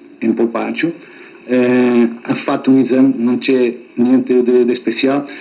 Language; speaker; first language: Italian; non-native, fluent; Portuguese